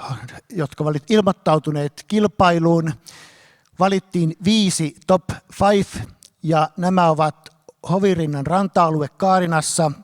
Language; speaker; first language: Finnish; native; Finnish